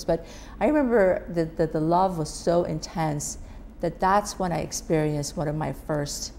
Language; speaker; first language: English; non-native, fluent; Persian